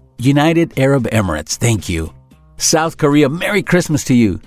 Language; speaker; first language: English; early bilingual, other home language; Spanish